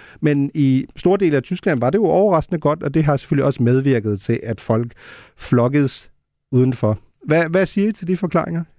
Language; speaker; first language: Danish; early bilingual, heritage; Danish